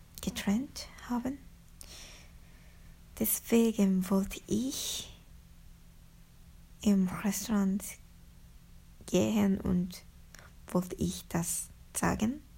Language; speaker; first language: German; non-native, learner; Japanese